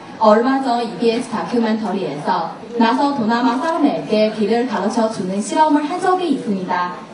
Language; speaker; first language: Korean; non-native, learner; Chinese